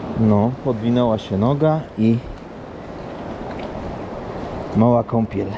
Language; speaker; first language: Polish; native; Polish